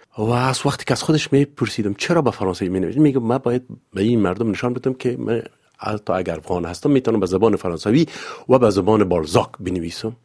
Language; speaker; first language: Persian; native; Persian